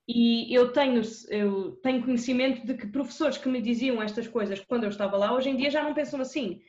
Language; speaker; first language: Portuguese; early bilingual, other home language; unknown